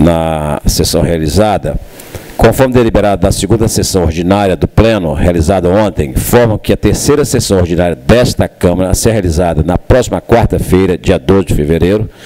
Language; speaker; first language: Portuguese; native; Portuguese